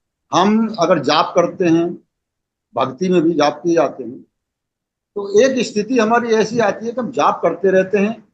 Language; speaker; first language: Hindi; native; Hindi